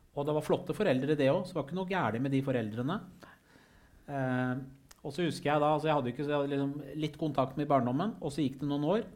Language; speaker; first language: Norwegian; early bilingual, other home language; Persian